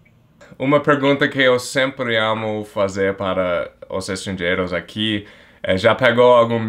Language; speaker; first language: Portuguese; non-native, fluent; English